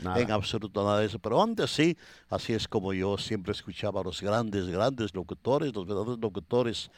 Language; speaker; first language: Spanish; native; Spanish